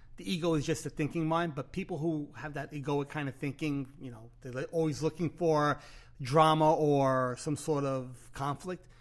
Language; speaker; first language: English; native; English